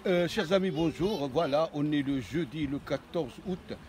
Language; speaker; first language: French; non-native, local second language; Arabic